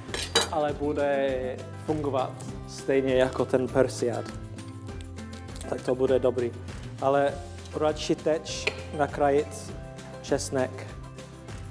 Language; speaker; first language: Czech; non-native, learner; English